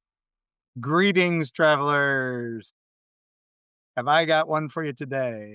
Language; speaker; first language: English; native; English